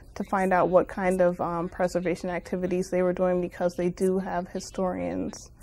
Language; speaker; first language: English; native; English